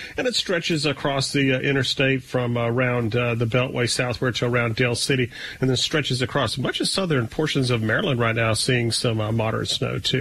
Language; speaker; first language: English; native; English